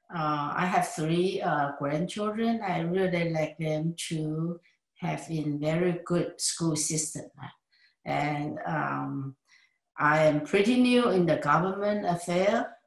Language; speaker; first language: English; non-native, learner; Chinese